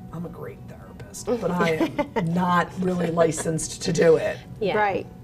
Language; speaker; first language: English; native; English